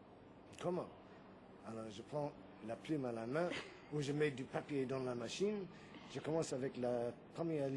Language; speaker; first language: French; non-native, fluent; English